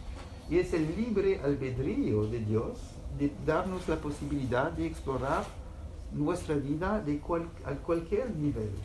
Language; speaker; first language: Spanish; non-native, fluent; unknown